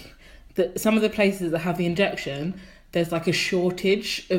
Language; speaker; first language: English; native; English